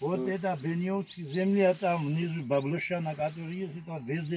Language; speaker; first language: Russian; non-native, local second language; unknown